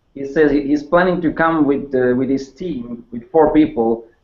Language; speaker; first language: English; non-native, fluent; Estonian